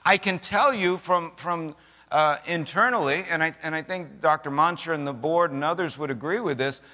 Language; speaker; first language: English; native; English